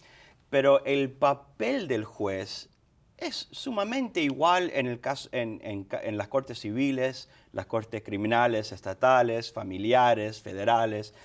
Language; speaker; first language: Spanish; early bilingual, other home language; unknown